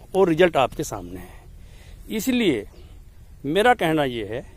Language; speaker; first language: Hindi; native; Hindi